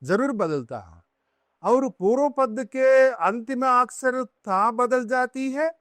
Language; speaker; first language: Hindi; non-native, local second language; Telugu